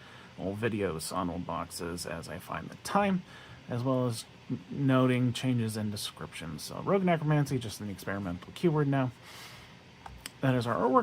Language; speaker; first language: English; native; English